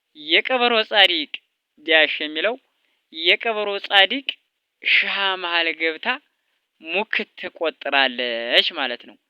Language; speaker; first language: Amharic; native; Amharic